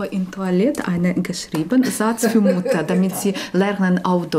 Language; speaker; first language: German; non-native, local second language; Ukrainian